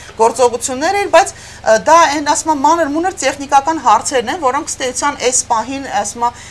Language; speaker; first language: Armenian; native; Armenian